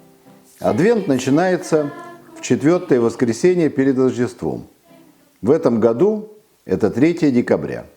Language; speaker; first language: Russian; native; Russian